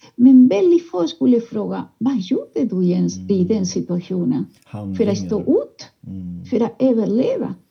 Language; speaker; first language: Swedish; non-native, fluent; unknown